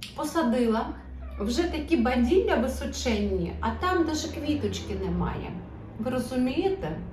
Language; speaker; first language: Ukrainian; native; Ukrainian